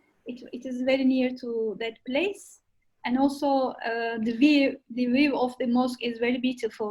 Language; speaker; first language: English; non-native, fluent; Turkish